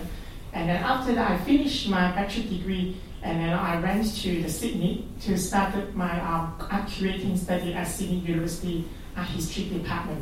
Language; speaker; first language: English; non-native, local second language; Cantonese